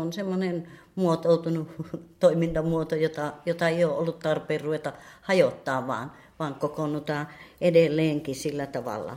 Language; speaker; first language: Finnish; native; Finnish